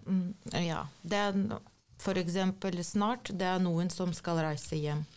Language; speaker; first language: Norwegian; non-native, fluent; Ukrainian